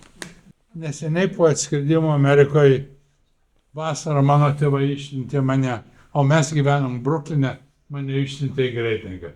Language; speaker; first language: Lithuanian; native; Lithuanian